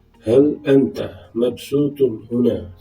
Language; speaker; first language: Arabic; non-native, fluent; Urdu